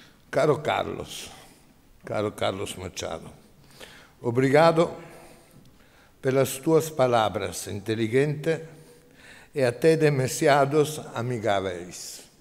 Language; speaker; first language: Portuguese; non-native, learner; Italian